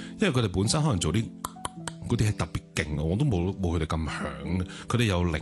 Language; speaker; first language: Cantonese; native; Cantonese